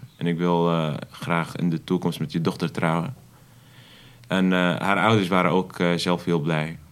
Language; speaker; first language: Dutch; non-native, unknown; Arabic